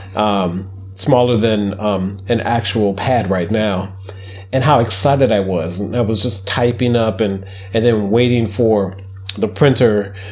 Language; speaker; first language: English; native; English